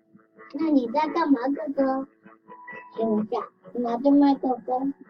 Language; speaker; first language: Chinese; early bilingual, heritage; Chinese